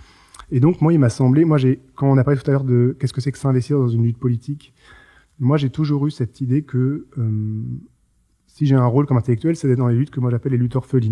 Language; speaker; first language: French; native; French